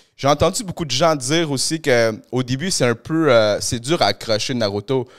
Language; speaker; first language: French; early bilingual, other home language; Spanish